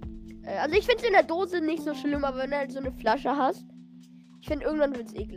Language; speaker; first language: German; native; German